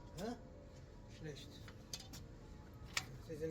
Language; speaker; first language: German; non-native, learner; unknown